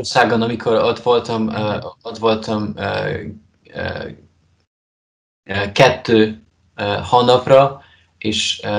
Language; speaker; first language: Hungarian; non-native, learner; Polish